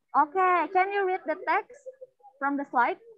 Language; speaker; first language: English; non-native, fluent; Indonesian